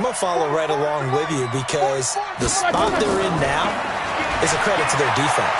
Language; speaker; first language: English; native; English